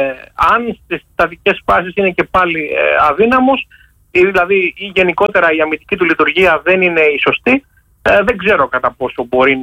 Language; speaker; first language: Greek; native; Greek